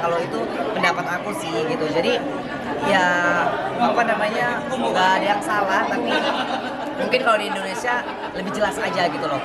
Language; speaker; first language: Indonesian; native; Indonesian